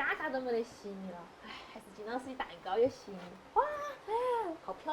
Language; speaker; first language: Chinese; native; Chinese